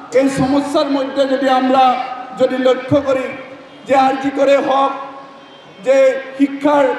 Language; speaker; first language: Bangla; non-native, learner; Assamese